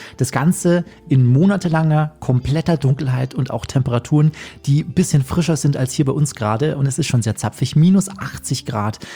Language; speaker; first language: German; native; German